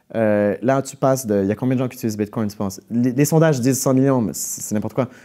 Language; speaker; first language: French; native; French